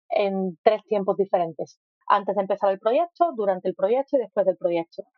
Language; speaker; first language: Spanish; native; Spanish